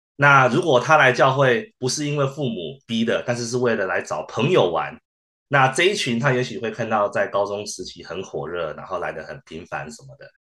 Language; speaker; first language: Chinese; early bilingual, heritage; Chinese